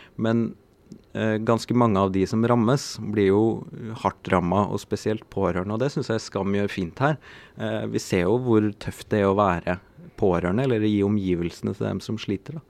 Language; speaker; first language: Norwegian; native; Norwegian